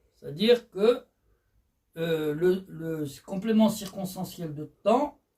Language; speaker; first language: French; non-native, local second language; Arabic